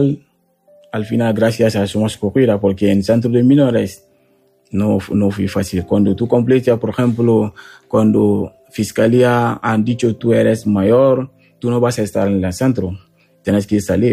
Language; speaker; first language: Spanish; non-native, learner; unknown